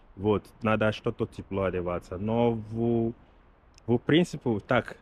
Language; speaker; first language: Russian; non-native, learner; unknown